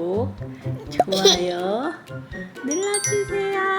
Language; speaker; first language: Korean; early bilingual, heritage; Korean